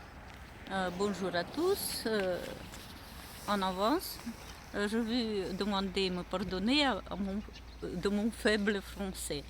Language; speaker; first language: French; non-native, learner; Russian